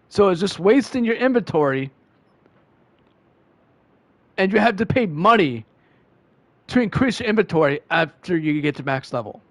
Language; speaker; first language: English; native; English